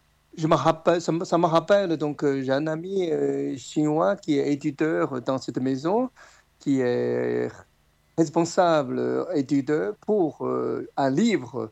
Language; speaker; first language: French; non-native, fluent; Chinese